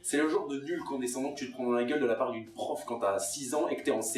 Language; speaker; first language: French; native; French